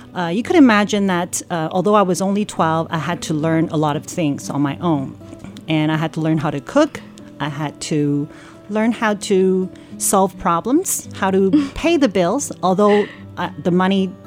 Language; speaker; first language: English; early bilingual, other home language; Chinese